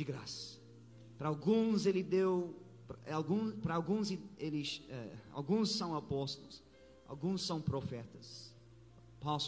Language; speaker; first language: Portuguese; non-native, fluent; English